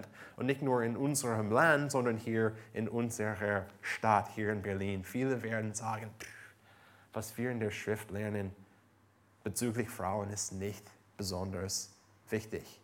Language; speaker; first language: German; non-native, fluent; English